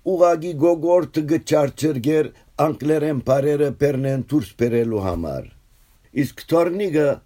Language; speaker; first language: Armenian; early bilingual, heritage; Armenian